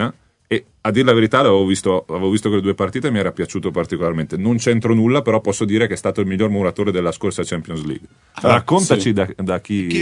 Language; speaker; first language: Italian; native; Italian